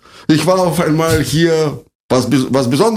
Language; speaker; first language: German; non-native, fluent; Russian